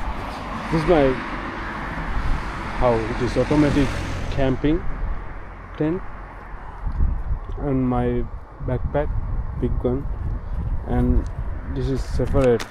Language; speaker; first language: English; non-native, learner; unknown